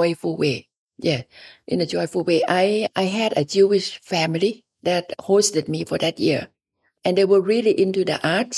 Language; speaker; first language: English; non-native, fluent; Thai